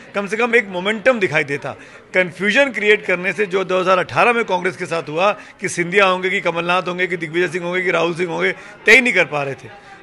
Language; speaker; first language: Hindi; native; Hindi